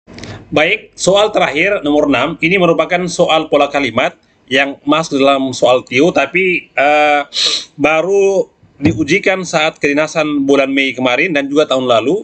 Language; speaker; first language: Indonesian; native; Indonesian